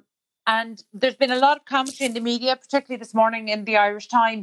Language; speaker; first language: English; native; English